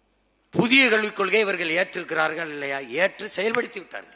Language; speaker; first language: Tamil; native; Tamil